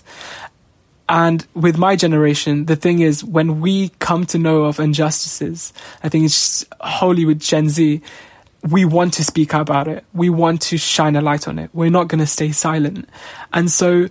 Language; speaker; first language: English; native; English